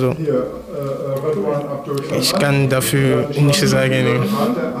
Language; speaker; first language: German; non-native, learner; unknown